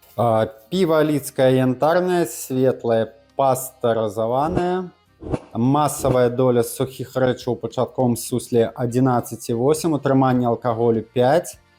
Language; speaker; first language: Belarusian; non-native, local second language; Russian